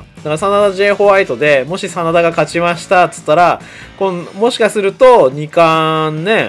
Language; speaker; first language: Japanese; native; Japanese